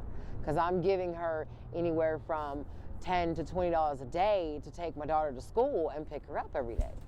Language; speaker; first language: English; native; English